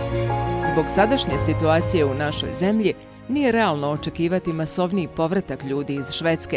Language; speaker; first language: Bosnian; native; Bosnian